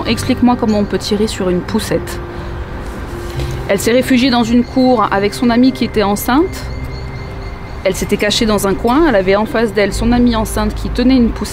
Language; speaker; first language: French; native; French